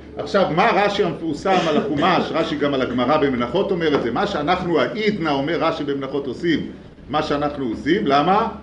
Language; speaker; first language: Hebrew; native; Hebrew